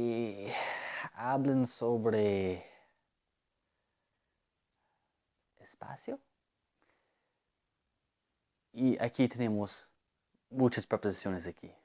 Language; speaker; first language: Spanish; non-native, fluent; English